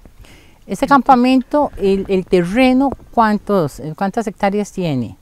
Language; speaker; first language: Spanish; native; Spanish